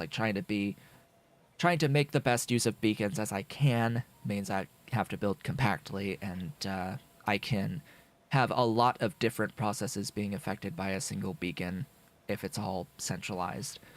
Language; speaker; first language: English; native; English